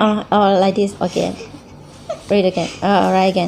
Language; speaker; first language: English; non-native, learner; Thai